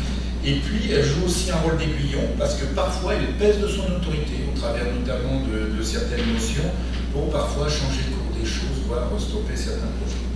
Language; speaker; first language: French; native; French